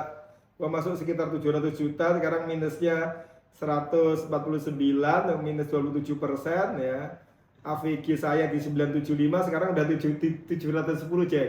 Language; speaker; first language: Indonesian; native; Indonesian